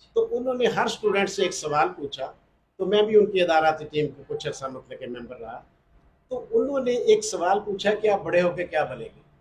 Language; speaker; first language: Urdu; non-native, local second language; Punjabi